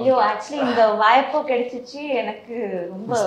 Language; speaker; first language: Tamil; non-native, learner; Telugu